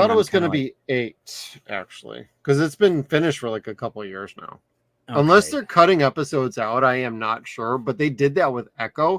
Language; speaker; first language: English; native; English